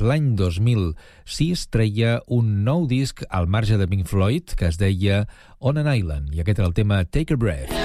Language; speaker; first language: Catalan; native; Catalan